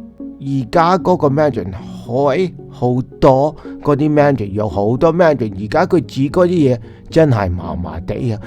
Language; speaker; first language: Cantonese; early bilingual, heritage; Cantonese